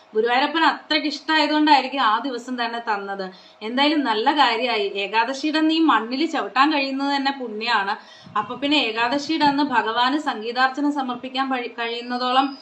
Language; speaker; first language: Malayalam; non-native, local second language; Konkani